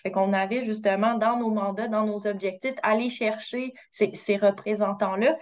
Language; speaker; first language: French; native; French